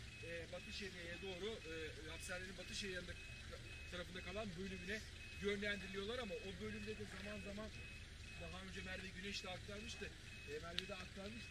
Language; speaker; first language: Turkish; native; Turkish